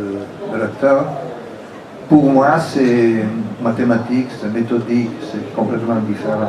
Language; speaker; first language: French; non-native, fluent; Italian